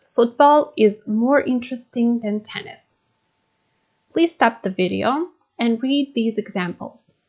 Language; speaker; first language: English; non-native, fluent; Macedonian